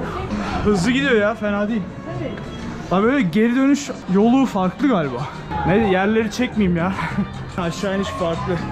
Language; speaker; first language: Turkish; native; Turkish